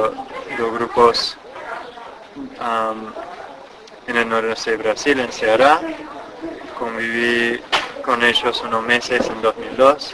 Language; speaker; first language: Spanish; non-native, fluent; English